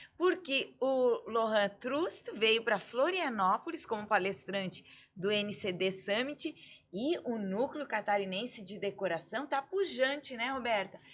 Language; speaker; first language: Portuguese; native; Portuguese